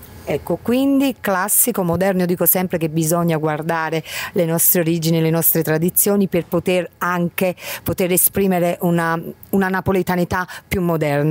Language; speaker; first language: Italian; native; Italian